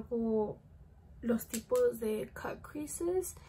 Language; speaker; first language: Spanish; early bilingual, heritage; Spanish